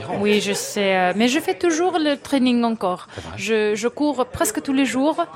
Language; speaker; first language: French; non-native, fluent; Spanish